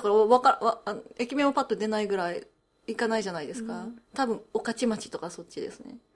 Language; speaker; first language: Japanese; early bilingual, heritage; Japanese